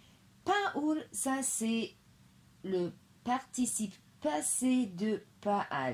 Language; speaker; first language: French; non-native, fluent; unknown